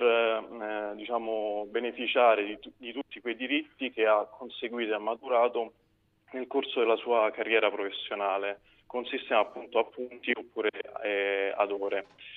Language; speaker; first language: Italian; native; Italian